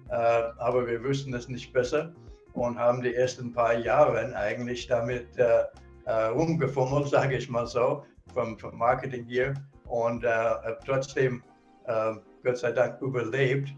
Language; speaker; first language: German; non-native, fluent; English